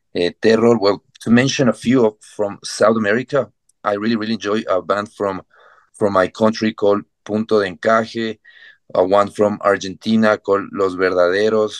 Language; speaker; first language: English; non-native, fluent; Spanish